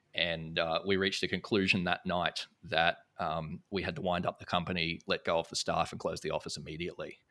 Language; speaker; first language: English; native; English